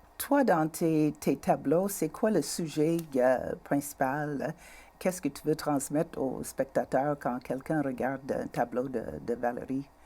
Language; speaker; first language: French; native; French